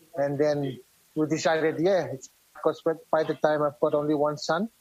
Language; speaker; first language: English; non-native, fluent; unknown